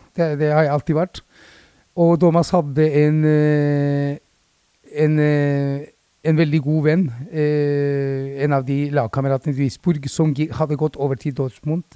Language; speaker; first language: Norwegian; early bilingual, other home language; Spanish